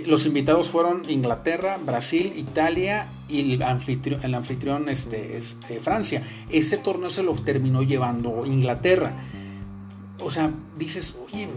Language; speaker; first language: Spanish; native; Spanish